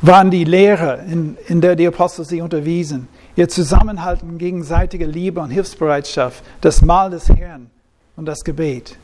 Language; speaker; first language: German; non-native, fluent; English